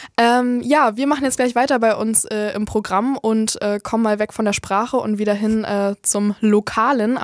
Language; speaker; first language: German; native; German